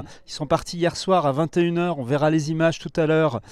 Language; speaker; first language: French; native; French